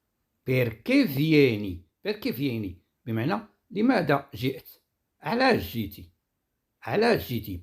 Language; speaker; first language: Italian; non-native, fluent; Arabic